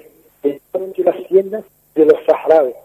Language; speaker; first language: Spanish; non-native, fluent; Arabic